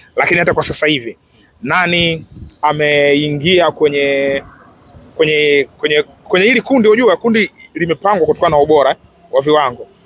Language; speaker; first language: Swahili; native; Swahili